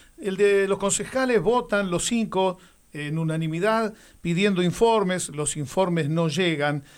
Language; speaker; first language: Spanish; native; Spanish